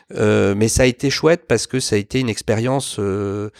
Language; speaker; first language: French; native; French